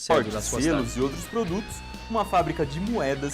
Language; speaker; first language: Portuguese; native; Portuguese